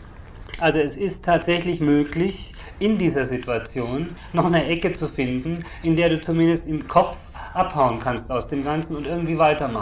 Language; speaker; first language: German; native; German